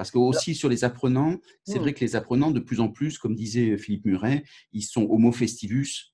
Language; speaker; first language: French; native; French